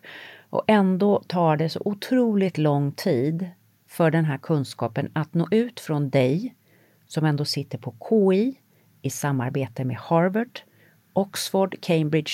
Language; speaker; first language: Swedish; native; Swedish